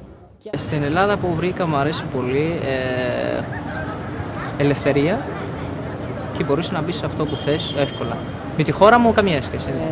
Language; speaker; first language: Greek; non-native, fluent; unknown